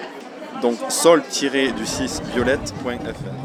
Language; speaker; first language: French; native; French